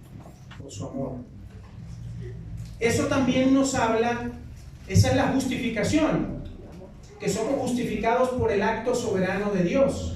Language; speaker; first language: Spanish; native; Spanish